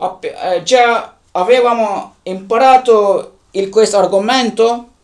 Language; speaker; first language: Italian; non-native, learner; Turkish